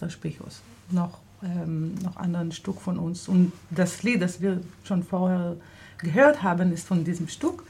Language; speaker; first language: German; non-native, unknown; Hebrew